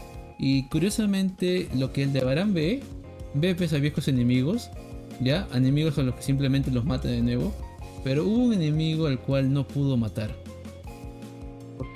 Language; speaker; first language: Spanish; native; Spanish